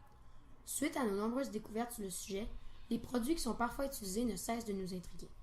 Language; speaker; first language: French; native; French